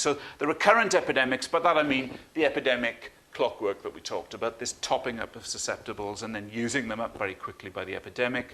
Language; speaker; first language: English; native; English